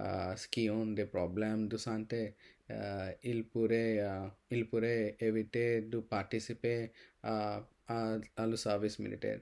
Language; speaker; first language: French; non-native, learner; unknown